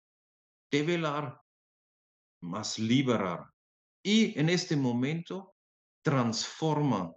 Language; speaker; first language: Spanish; non-native, fluent; German